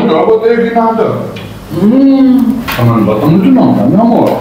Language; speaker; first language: Portuguese; native; Portuguese